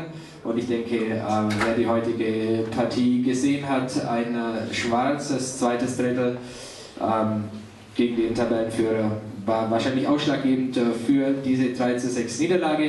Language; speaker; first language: German; native; German